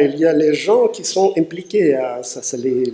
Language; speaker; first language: French; non-native, fluent; Russian